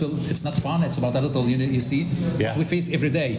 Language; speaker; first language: English; non-native, learner; Arabic